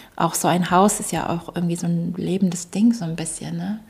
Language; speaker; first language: German; early bilingual, other home language; English